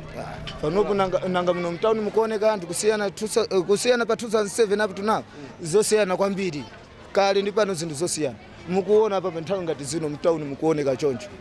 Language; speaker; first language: Nyanja; non-native, local second language; Tumbuka